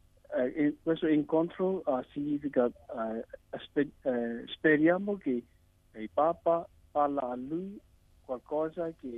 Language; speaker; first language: Italian; non-native, learner; Burmese